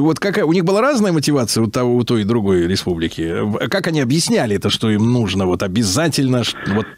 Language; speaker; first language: Russian; native; Russian